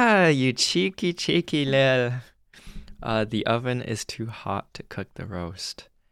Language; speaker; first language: English; early bilingual, other home language; Chinese